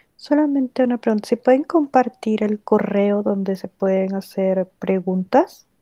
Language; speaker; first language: Spanish; native; Spanish